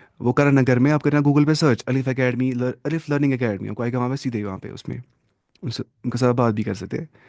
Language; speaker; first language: Urdu; non-native, local second language; Kashmiri